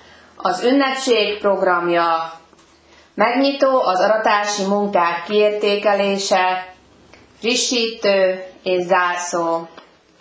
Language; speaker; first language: Hungarian; native; Hungarian